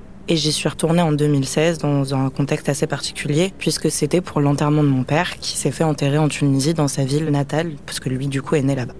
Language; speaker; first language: French; native; French